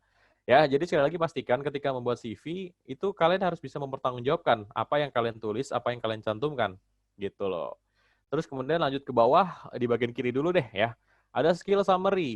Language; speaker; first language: Indonesian; native; Indonesian